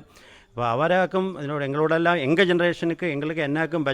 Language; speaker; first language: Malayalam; non-native, local second language; Tamil